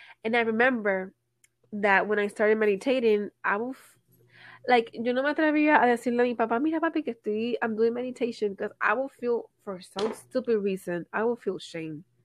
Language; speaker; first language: English; non-native, local second language; Spanish